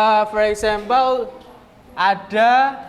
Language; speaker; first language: English; non-native, learner; Indonesian